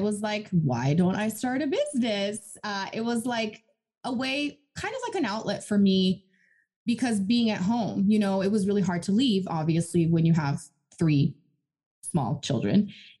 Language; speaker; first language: English; non-native, fluent; Portuguese